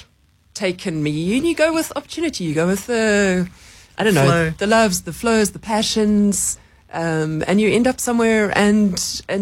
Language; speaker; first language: English; native; English